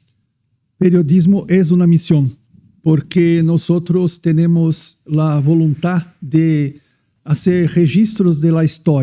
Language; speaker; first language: Spanish; non-native, fluent; Portuguese